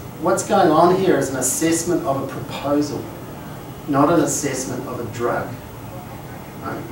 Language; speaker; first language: English; native; English